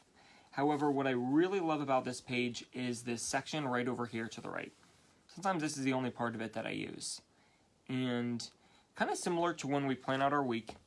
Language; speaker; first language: English; native; English